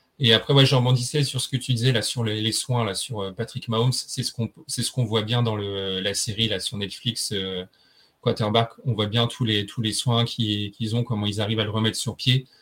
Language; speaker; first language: French; native; French